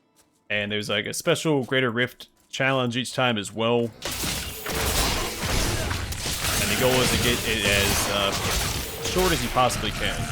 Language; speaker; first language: English; native; English